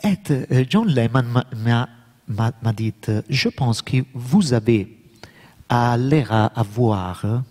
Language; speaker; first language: French; non-native, learner; Italian